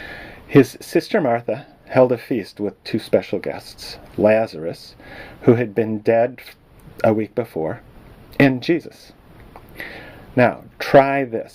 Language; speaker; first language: English; native; English